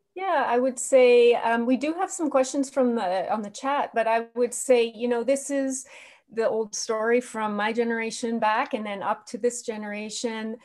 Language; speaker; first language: English; native; English